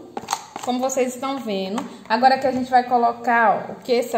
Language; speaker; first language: Portuguese; native; Portuguese